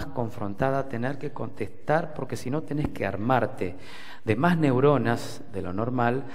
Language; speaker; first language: Spanish; native; Spanish